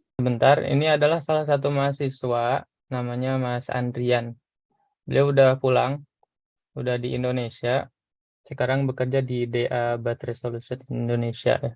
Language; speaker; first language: Indonesian; native; Indonesian